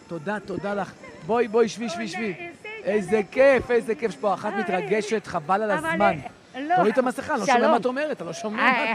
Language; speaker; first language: Hebrew; native; Hebrew